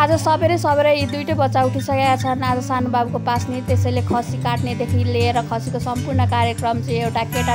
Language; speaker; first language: Nepali; native; Nepali